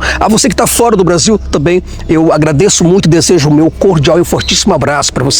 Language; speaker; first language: Portuguese; native; Portuguese